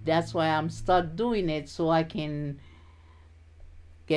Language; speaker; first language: English; non-native, learner; Haitian Creole